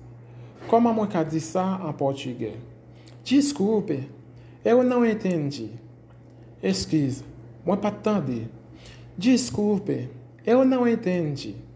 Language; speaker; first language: Portuguese; non-native, fluent; Haitian Creole